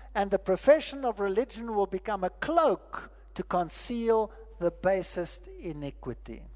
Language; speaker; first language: English; non-native, local second language; Afrikaans